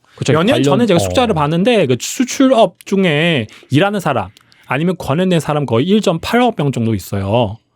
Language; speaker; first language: Korean; early bilingual, heritage; Korean